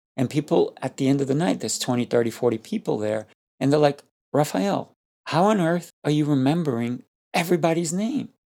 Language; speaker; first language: English; non-native, fluent; Spanish